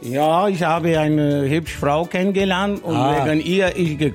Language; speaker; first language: German; non-native, learner; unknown